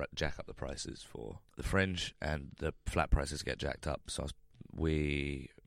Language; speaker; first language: English; native; English